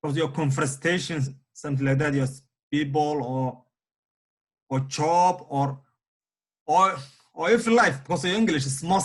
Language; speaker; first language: English; non-native, learner; Somali